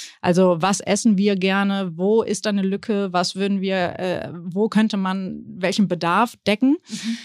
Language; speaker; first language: German; early bilingual, other home language; Spanish